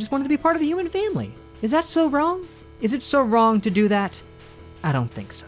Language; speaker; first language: English; native; English